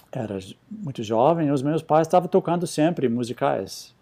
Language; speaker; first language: Portuguese; non-native, fluent; English